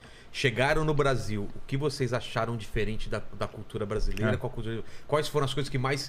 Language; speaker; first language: Portuguese; native; Portuguese